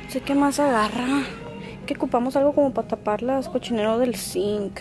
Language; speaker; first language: Spanish; early bilingual, heritage; Spanish